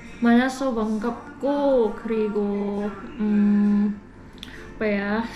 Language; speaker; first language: Korean; non-native, learner; Indonesian